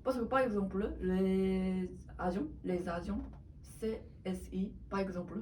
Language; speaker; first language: French; non-native, learner; Korean